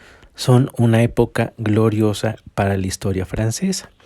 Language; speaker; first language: Spanish; native; Spanish